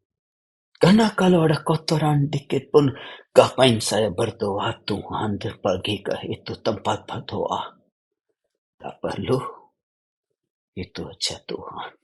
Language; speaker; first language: Indonesian; non-native, fluent; Hindi